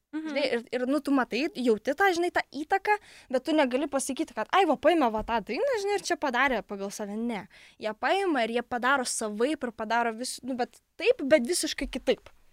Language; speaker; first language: Lithuanian; non-native, local second language; Polish